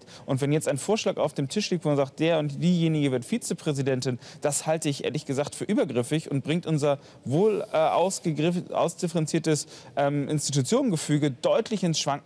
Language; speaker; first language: German; native; German